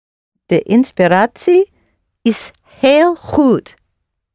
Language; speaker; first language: Dutch; non-native, learner; English